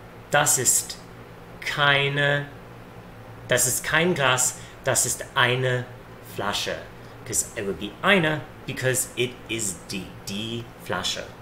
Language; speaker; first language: German; non-native, fluent; English